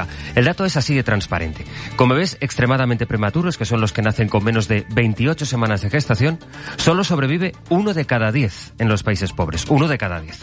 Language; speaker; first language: Spanish; native; Spanish